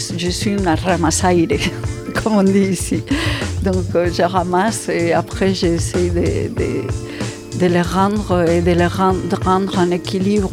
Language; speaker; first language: French; non-native, fluent; Spanish